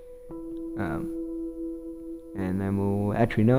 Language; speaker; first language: English; native; English